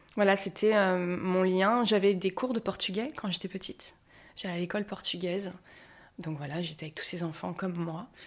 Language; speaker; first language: French; native; French